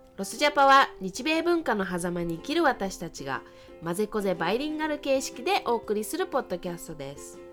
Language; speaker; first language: Japanese; native; Japanese